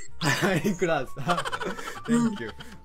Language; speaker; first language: English; non-native, fluent; Japanese